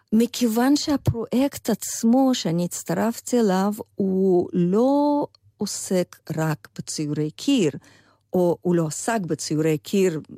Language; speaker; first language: Hebrew; non-native, fluent; Russian